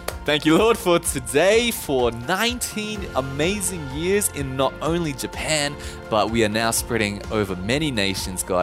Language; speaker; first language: English; early bilingual, other home language; Japanese